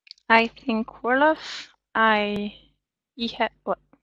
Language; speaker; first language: English; non-native, fluent; French